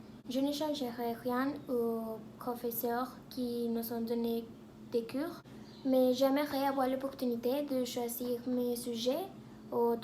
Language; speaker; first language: French; non-native, learner; Spanish